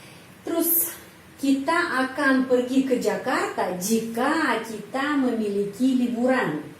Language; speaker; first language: Indonesian; non-native, fluent; Russian